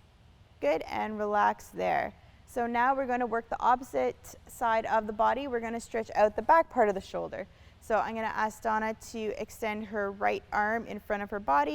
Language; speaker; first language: English; native; English